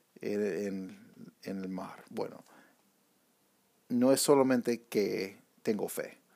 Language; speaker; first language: Spanish; non-native, fluent; English